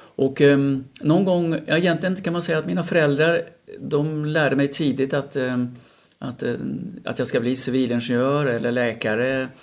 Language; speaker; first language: Swedish; native; Swedish